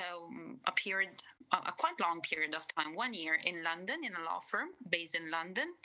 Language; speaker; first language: English; non-native, fluent; Italian